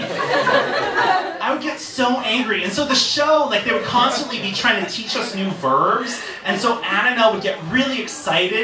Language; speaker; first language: English; native; English